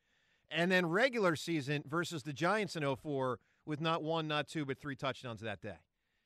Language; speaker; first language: English; native; English